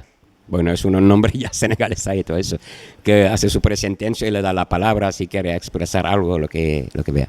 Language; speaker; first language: Spanish; non-native, fluent; Wolof